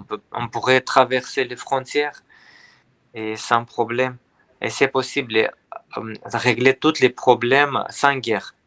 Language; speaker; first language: French; non-native, learner; Armenian